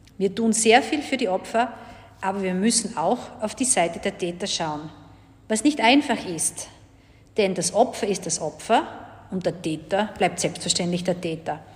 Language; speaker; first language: German; native; German